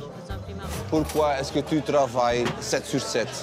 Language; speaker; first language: French; non-native, local second language; Dutch